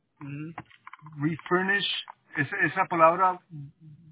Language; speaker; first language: Spanish; early bilingual, heritage; Spanish